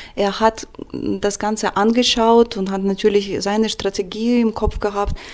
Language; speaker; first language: German; non-native, fluent; Russian